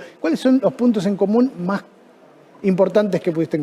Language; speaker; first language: Spanish; native; Spanish